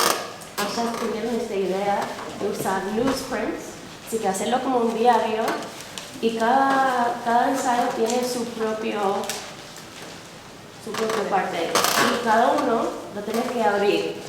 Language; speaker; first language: Spanish; non-native, fluent; English